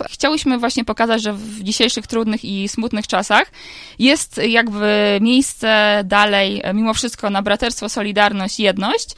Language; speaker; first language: Polish; native; Polish